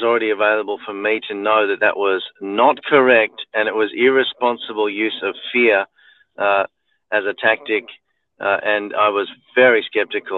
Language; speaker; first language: English; native; English